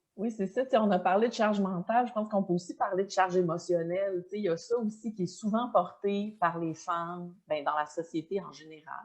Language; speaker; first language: French; native; French